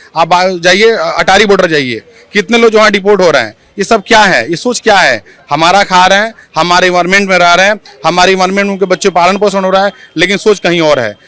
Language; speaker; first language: Hindi; native; Hindi